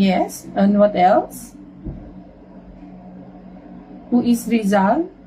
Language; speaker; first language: English; non-native, local second language; Filipino